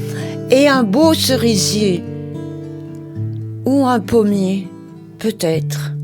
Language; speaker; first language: French; native; French